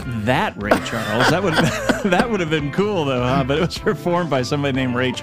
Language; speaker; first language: English; native; English